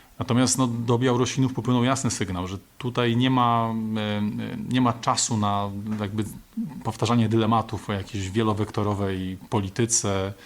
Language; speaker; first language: Polish; native; Polish